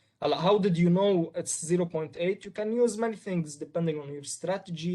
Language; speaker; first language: English; non-native, local second language; Arabic